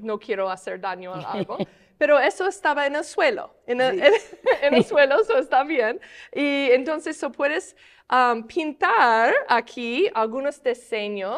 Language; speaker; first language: Spanish; non-native, fluent; English